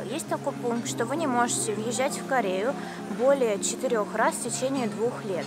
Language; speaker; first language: Russian; native; Russian